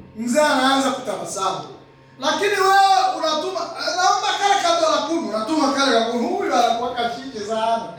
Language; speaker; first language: Swahili; non-native, local second language; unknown